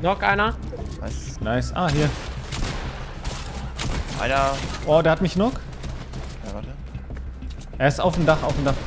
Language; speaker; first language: German; native; German